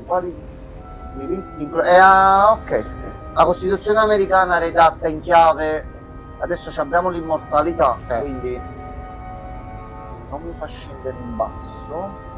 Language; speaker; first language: Italian; native; Italian